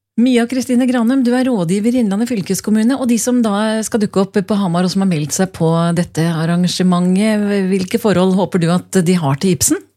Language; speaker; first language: Norwegian; native; Norwegian